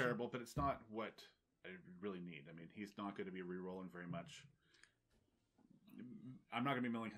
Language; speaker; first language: English; native; English